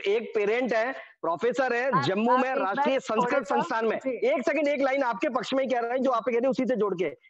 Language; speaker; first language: Hindi; native; Hindi